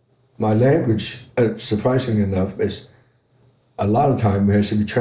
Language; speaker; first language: English; non-native, fluent; Chinese